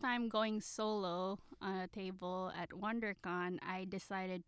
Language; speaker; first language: English; non-native, local second language; Filipino